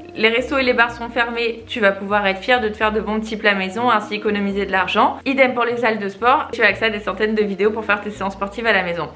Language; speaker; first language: French; native; French